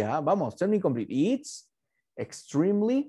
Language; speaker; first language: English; non-native, fluent; Spanish